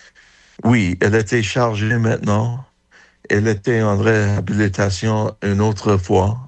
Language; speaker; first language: French; non-native, fluent; English